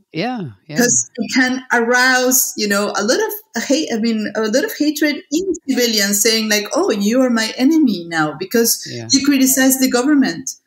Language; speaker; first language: English; non-native, fluent; Spanish